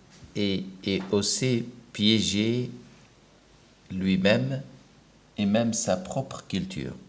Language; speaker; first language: French; non-native, local second language; Arabic